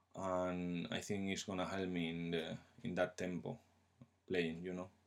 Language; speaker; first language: English; non-native, learner; Spanish